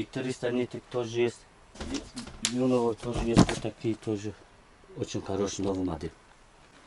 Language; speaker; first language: Russian; non-native, learner; Turkish